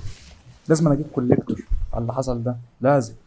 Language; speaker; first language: Arabic; native; Arabic